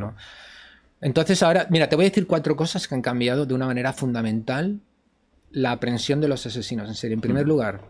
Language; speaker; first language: Spanish; native; Spanish